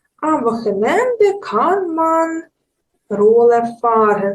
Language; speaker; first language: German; non-native, learner; Ukrainian